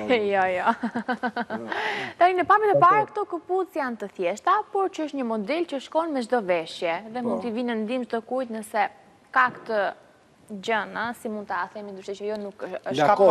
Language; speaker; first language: Albanian; native; Albanian